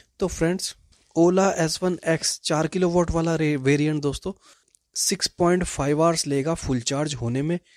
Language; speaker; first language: Hindi; native; Hindi